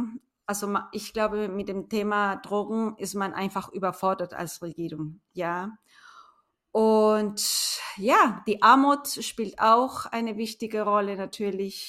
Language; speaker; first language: German; non-native, fluent; Spanish